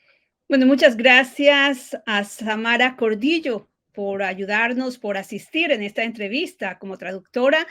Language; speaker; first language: Spanish; native; Spanish